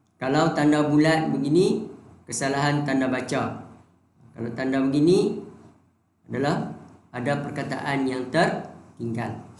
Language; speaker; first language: Malay; native; Malay